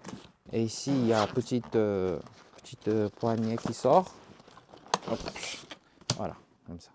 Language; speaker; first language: French; non-native, learner; Japanese